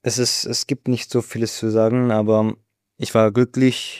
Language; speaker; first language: German; non-native, learner; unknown